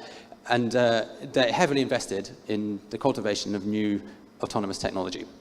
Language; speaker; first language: English; native; English